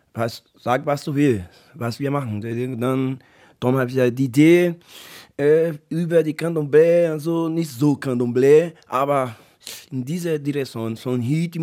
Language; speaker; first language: German; non-native, learner; Portuguese